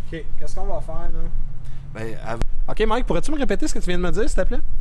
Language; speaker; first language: French; native; French